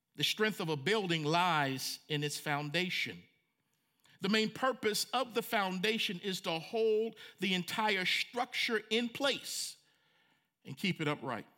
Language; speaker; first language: English; native; English